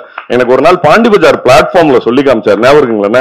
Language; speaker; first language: Tamil; native; Tamil